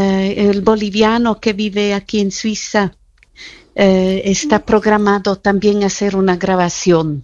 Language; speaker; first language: Spanish; non-native, fluent; German